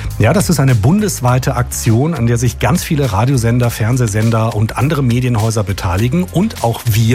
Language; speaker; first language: German; native; German